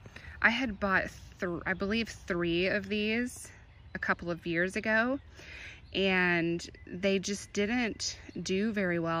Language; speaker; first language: English; native; English